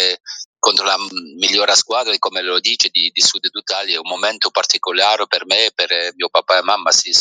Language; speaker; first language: Italian; early bilingual, heritage; French